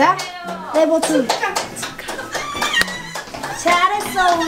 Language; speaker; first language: Korean; non-native, learner; Chinese